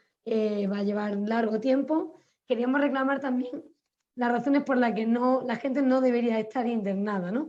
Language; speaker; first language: Spanish; native; Spanish